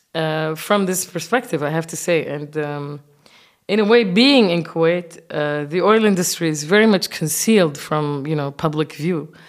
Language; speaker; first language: English; non-native, fluent; Arabic